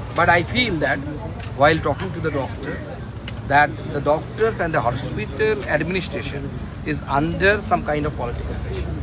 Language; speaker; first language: English; non-native, local second language; Bangla